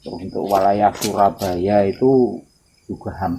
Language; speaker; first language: Indonesian; non-native, local second language; Javanese